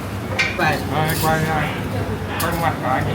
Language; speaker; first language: Vietnamese; non-native, learner; Chinese